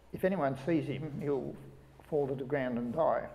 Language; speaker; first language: English; native; English